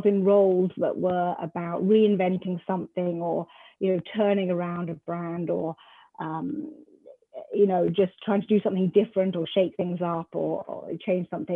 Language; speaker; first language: English; native; English